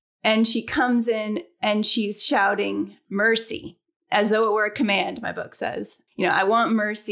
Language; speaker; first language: English; native; English